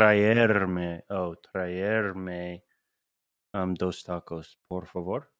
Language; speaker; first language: Spanish; non-native, learner; English